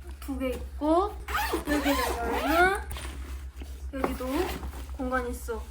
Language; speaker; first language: Korean; non-native, fluent; Japanese